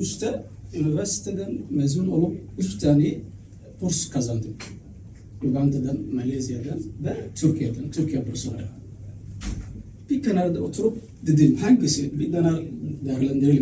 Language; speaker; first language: Turkish; non-native, learner; Somali